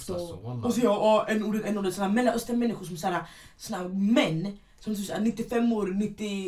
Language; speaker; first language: Swedish; early bilingual, other home language; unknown